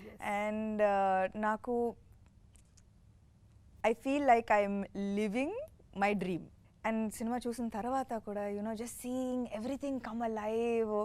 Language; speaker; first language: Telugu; non-native, fluent; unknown